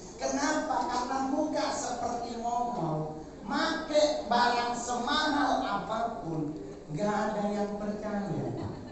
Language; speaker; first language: Indonesian; native; Indonesian